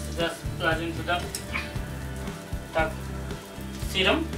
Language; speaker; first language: Russian; non-native, learner; Hindi